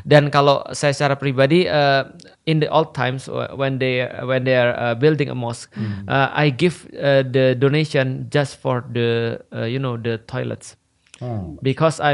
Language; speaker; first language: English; non-native, fluent; Indonesian